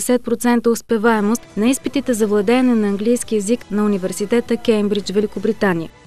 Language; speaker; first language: Bulgarian; native; Bulgarian